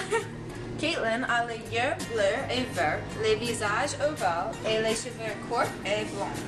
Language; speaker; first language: French; non-native, learner; English